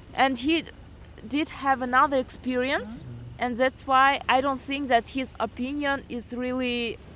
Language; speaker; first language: English; non-native, fluent; Russian